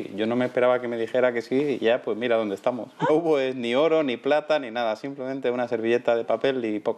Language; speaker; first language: Spanish; native; Spanish